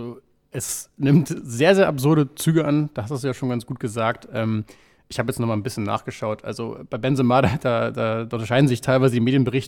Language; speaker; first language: German; native; German